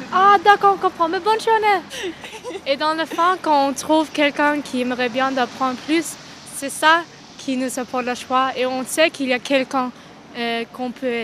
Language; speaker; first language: French; non-native, learner; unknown